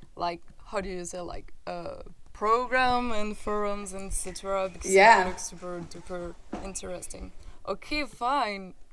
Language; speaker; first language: English; non-native, fluent; French